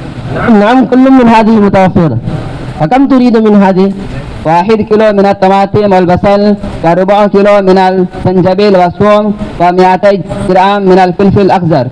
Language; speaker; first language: Arabic; non-native, learner; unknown